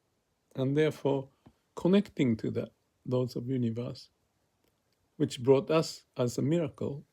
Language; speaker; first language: English; non-native, fluent; Japanese